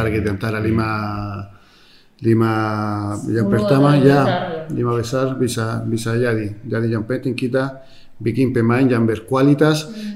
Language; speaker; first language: Indonesian; non-native, fluent; Spanish